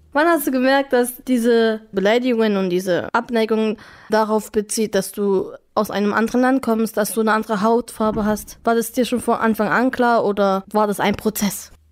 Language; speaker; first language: German; native; German